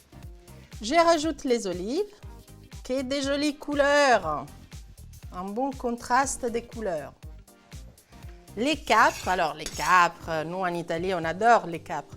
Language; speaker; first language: French; non-native, fluent; Italian